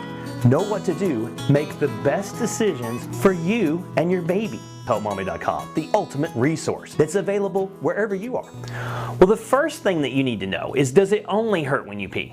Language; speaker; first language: English; native; English